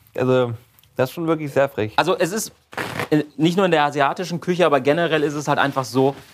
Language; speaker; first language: German; native; German